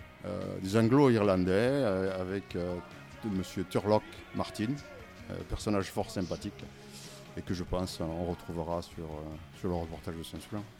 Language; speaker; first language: French; native; French